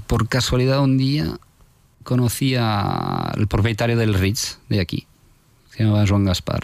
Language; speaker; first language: Spanish; non-native, fluent; French